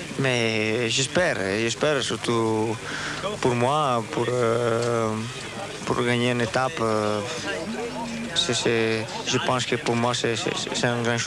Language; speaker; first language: French; non-native, learner; Italian